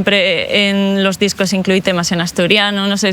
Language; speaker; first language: Spanish; native; Spanish